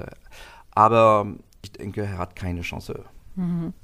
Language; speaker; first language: German; non-native, learner; French